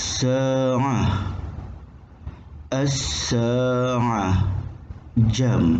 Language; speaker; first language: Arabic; non-native, fluent; Malay